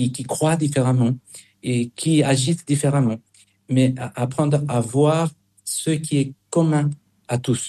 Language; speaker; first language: French; non-native, fluent; Spanish